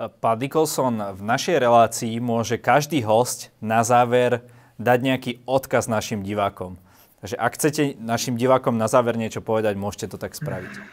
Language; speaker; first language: Slovak; native; Slovak